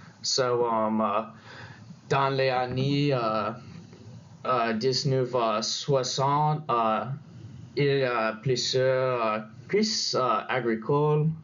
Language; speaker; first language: French; non-native, learner; English